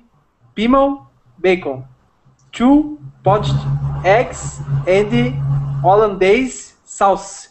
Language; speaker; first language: English; non-native, learner; Portuguese